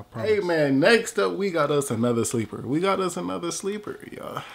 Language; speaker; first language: English; native; English